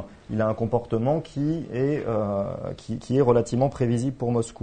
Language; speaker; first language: French; native; French